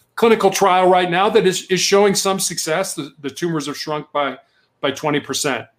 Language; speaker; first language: English; native; English